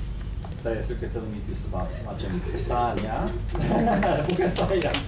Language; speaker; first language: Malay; non-native, fluent; English